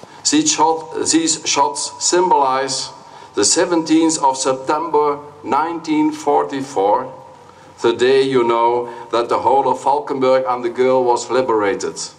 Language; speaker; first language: English; non-native, fluent; Dutch